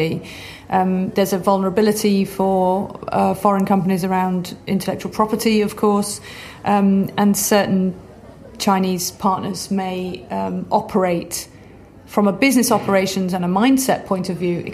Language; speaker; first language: English; native; English